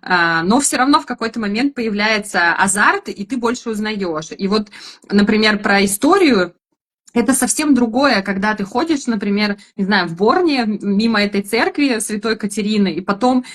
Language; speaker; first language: Russian; native; Russian